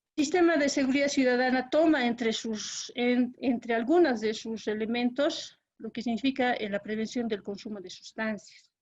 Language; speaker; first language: Spanish; native; Spanish